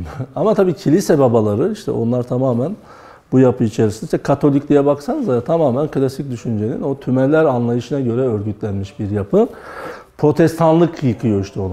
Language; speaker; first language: Turkish; native; Turkish